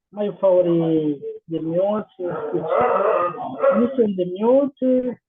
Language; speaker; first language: English; non-native, learner; Spanish